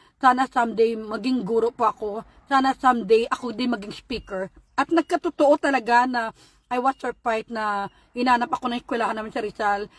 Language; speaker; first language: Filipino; non-native, local second language; Hiligaynon